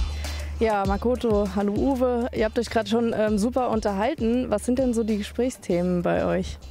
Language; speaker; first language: German; native; German